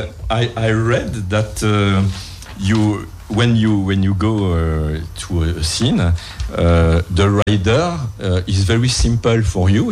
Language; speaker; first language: English; non-native, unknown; French